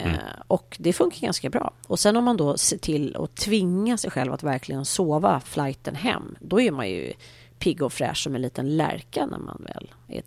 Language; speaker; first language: Swedish; native; Swedish